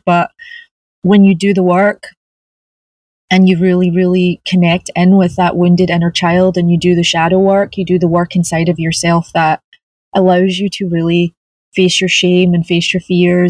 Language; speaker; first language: English; native; English